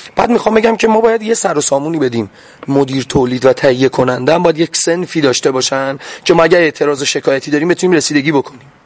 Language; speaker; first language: Persian; non-native, local second language; Azerbaijani